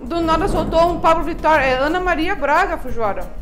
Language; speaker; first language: Portuguese; native; Portuguese